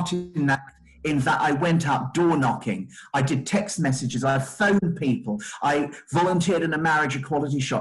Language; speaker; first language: English; native; English